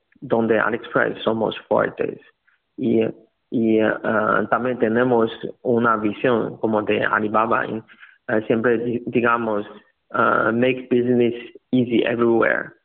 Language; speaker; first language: Spanish; non-native, learner; Chinese